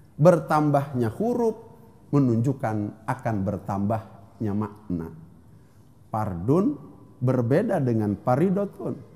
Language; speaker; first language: Indonesian; non-native, local second language; Sundanese